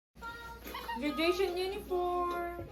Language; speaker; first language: English; non-native, local second language; Filipino